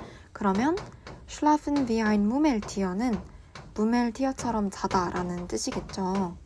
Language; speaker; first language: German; non-native, learner; Korean